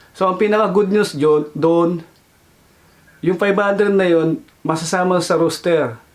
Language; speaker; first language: Filipino; native; Filipino